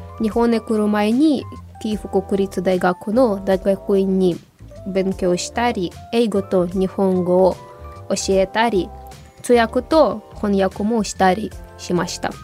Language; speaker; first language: Japanese; non-native, fluent; Ukrainian